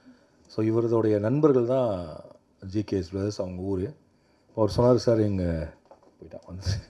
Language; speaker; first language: Tamil; native; Tamil